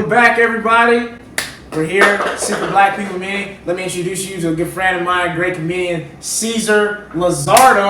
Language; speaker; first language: English; native; English